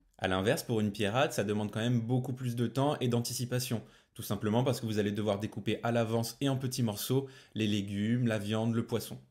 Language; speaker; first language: French; native; French